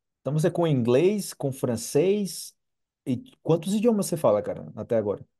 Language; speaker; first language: Portuguese; native; Portuguese